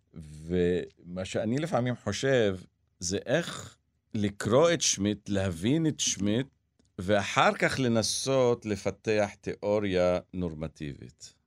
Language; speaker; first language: Hebrew; non-native, local second language; Arabic